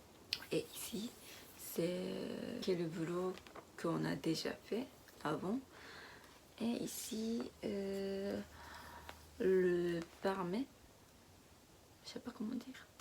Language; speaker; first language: French; non-native, learner; Japanese